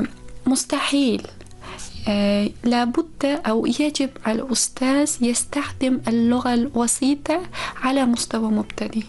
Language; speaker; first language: Arabic; non-native, fluent; Uzbek